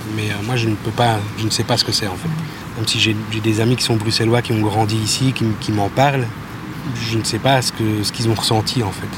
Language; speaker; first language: French; native; French